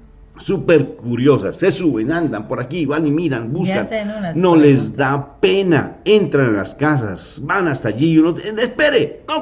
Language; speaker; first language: Spanish; native; Spanish